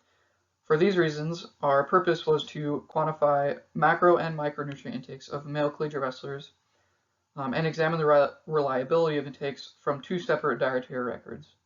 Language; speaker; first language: English; native; English